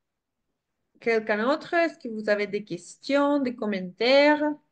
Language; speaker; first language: French; non-native, fluent; Spanish